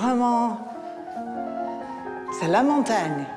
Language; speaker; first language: French; non-native, fluent; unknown